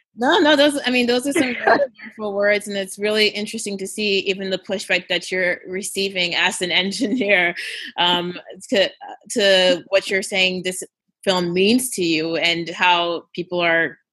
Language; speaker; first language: English; early bilingual, other home language; Yoruba